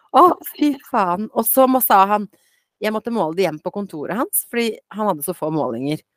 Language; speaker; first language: Norwegian; early bilingual, other home language; Bosnian